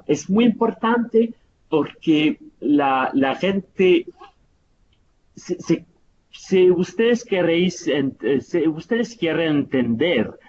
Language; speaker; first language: Spanish; non-native, fluent; Italian